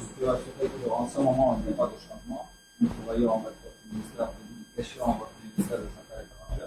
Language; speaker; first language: French; non-native, learner; Russian